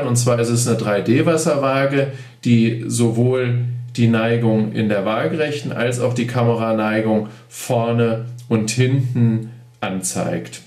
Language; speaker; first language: German; native; German